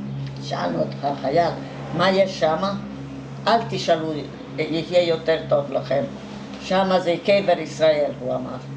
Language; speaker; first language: Hebrew; non-native, fluent; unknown